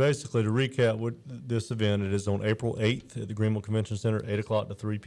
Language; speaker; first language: English; native; English